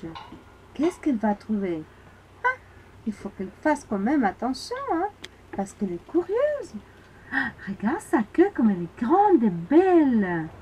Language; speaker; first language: French; non-native, fluent; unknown